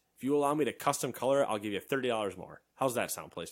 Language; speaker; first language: English; native; English